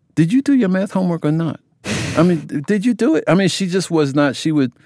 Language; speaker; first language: English; native; English